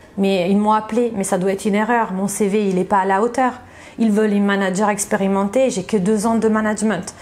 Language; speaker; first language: French; non-native, fluent; Italian